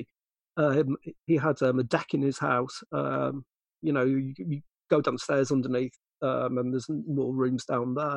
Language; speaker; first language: English; native; English